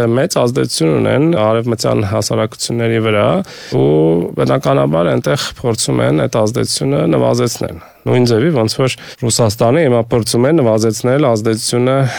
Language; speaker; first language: Armenian; native; Armenian